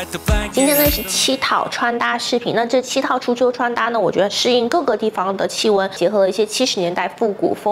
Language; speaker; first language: Chinese; native; Chinese